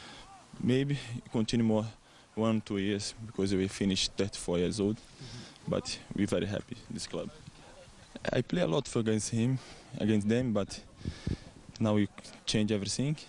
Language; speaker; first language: English; non-native, learner; Portuguese